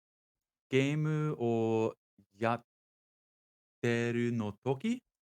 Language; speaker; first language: Japanese; non-native, learner; English